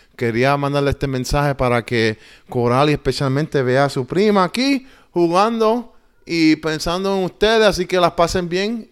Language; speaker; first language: Spanish; early bilingual, heritage; Spanish